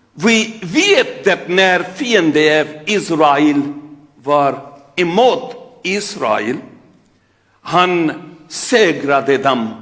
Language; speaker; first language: Swedish; non-native, fluent; Urdu